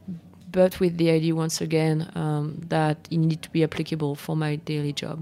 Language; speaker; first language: English; non-native, fluent; French